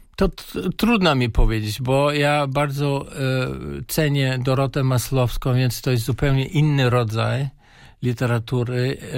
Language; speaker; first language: Polish; non-native, fluent; German